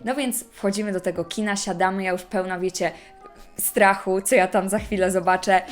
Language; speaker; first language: Polish; native; Polish